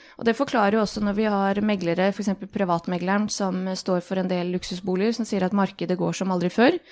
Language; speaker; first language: Norwegian; early bilingual, other home language; Bosnian